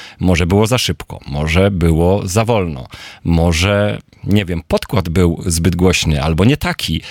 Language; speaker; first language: Polish; native; Polish